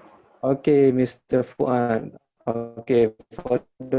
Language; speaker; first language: English; non-native, learner; Malay